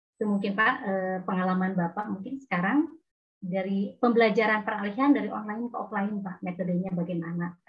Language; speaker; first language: Indonesian; native; Indonesian